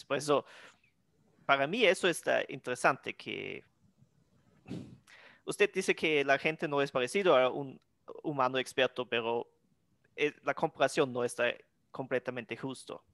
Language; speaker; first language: Spanish; non-native, fluent; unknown